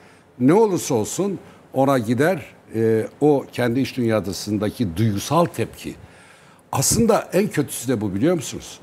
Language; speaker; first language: Turkish; native; Turkish